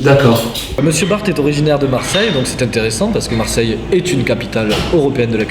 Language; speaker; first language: French; native; French